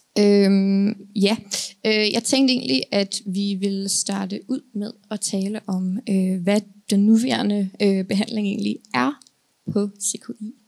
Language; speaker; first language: Danish; native; Danish